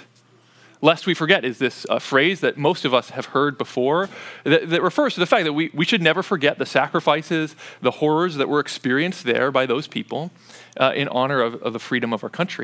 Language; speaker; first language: English; native; English